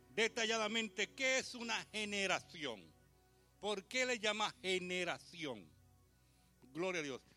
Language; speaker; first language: Spanish; early bilingual, heritage; Spanish